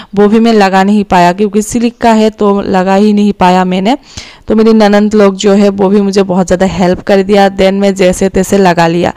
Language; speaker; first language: Hindi; non-native, local second language; Assamese